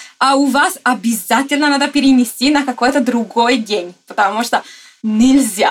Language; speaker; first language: Russian; non-native, fluent; Italian